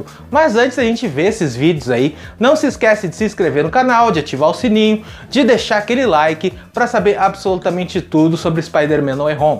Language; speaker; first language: Portuguese; native; Portuguese